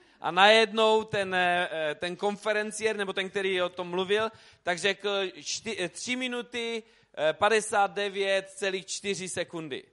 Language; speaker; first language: Czech; native; Czech